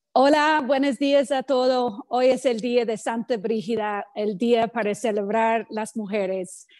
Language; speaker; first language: Spanish; non-native, fluent; English